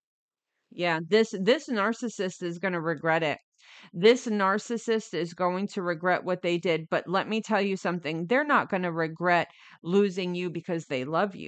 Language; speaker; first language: English; native; English